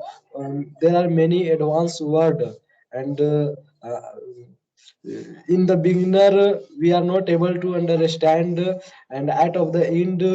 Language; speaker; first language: English; non-native, learner; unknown